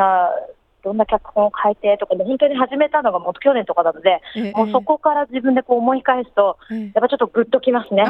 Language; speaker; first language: Japanese; native; Japanese